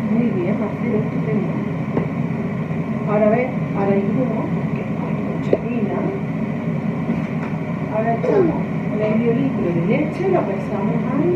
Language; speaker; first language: Spanish; native; Spanish